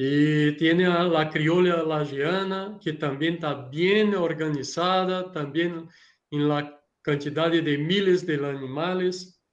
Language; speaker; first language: Spanish; non-native, learner; Portuguese